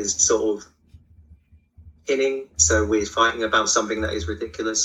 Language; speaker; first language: English; native; English